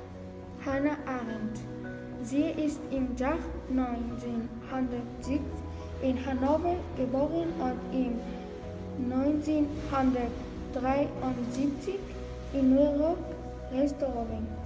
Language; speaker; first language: German; non-native, learner; Spanish